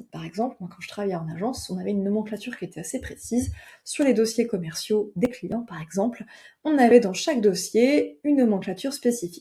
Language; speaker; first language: French; native; French